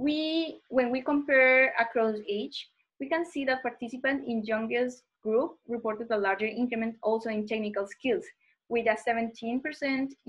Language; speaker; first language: English; non-native, fluent; Spanish